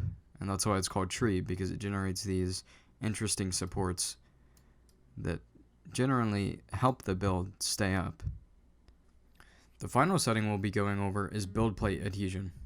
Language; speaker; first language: English; native; English